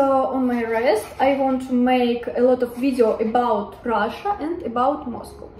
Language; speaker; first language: English; non-native, learner; Russian